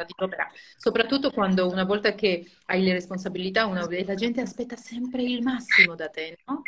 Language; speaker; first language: Italian; non-native, fluent; Georgian